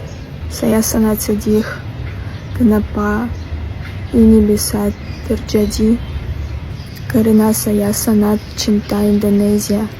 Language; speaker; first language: Indonesian; non-native, fluent; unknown